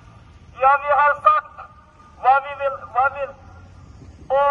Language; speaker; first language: Swedish; non-native, learner; Uyghur